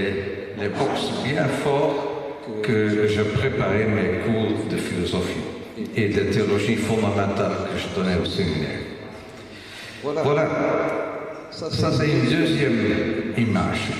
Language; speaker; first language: French; non-native, local second language; Dutch